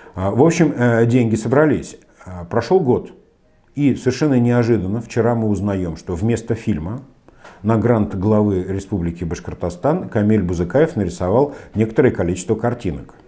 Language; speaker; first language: Russian; native; Russian